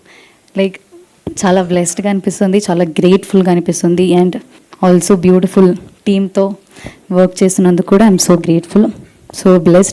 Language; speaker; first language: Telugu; non-native, learner; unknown